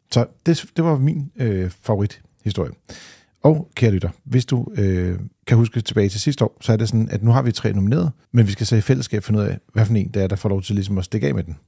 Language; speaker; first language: Danish; native; Danish